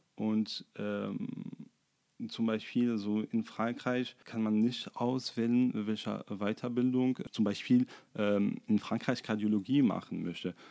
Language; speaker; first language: German; non-native, fluent; Arabic